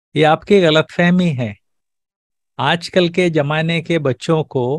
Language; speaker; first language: Hindi; native; Hindi